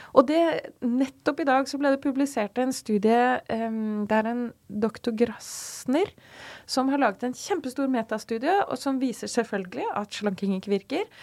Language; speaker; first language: Norwegian; native; Norwegian